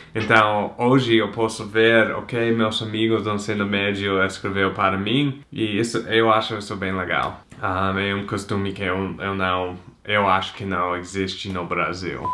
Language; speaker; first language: Portuguese; non-native, fluent; English